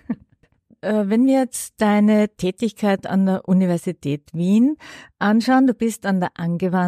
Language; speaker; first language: German; native; German